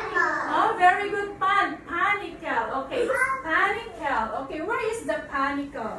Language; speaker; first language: English; non-native, fluent; Filipino